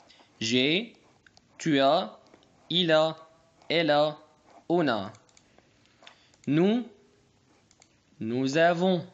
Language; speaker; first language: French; non-native, fluent; Arabic